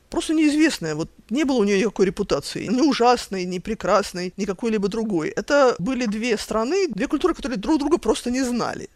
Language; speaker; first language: Russian; native; Russian